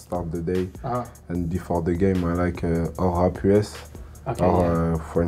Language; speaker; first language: English; non-native, learner; French